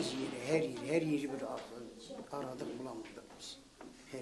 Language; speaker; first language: Turkish; non-native, local second language; Kurdish